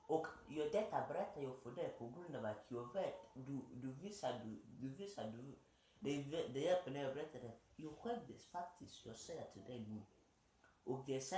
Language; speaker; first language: Swedish; early bilingual, other home language; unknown